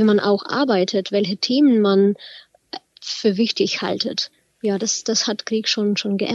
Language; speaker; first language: German; non-native, fluent; Ukrainian